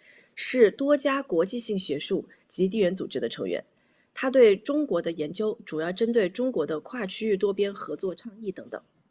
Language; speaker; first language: Chinese; native; Chinese